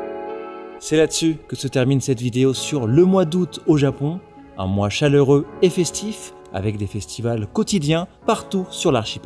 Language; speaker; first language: French; native; French